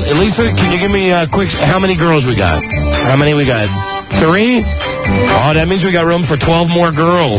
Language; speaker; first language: English; native; English